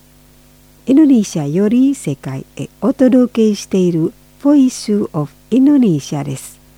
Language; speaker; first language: Japanese; non-native, fluent; Indonesian